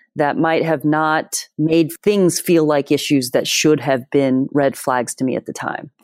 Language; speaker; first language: English; native; English